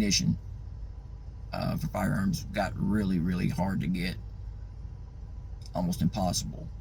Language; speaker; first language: English; native; English